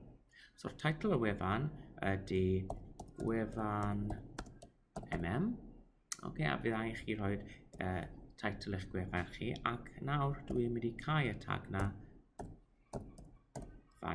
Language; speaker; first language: Welsh; non-native, local second language; English